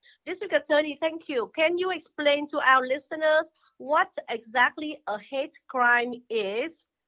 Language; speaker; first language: English; non-native, fluent; Vietnamese